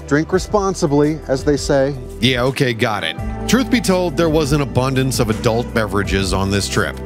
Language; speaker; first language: English; native; English